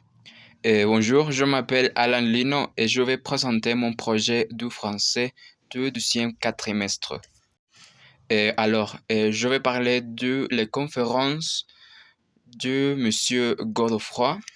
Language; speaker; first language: French; non-native, learner; Spanish